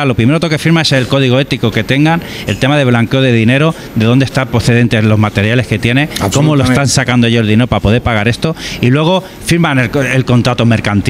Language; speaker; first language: Spanish; native; Spanish